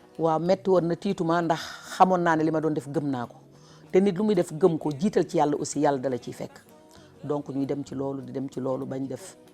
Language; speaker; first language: Wolof; native; Wolof